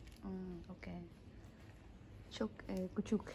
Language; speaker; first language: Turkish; non-native, learner; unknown